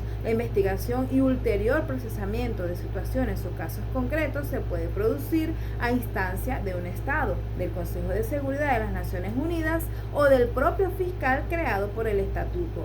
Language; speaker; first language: Spanish; native; Spanish